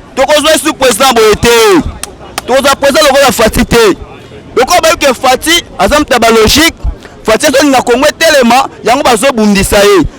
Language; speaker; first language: Lingala; non-native, local second language; Kituba (Democratic Republic of Congo)